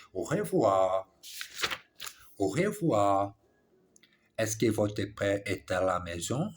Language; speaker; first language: French; non-native, learner; English